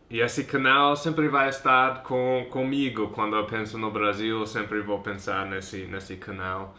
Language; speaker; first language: Portuguese; non-native, fluent; English